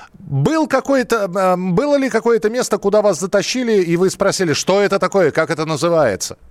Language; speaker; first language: Russian; native; Russian